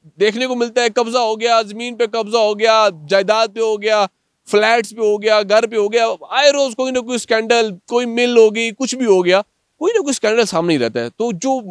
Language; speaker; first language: Urdu; non-native, local second language; Punjabi